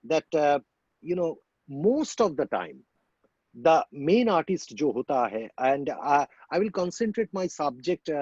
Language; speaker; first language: English; non-native, local second language; Bangla